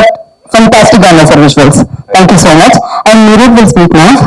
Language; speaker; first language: Telugu; native; Telugu